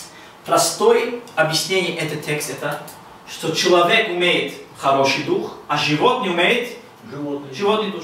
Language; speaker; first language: Russian; non-native, learner; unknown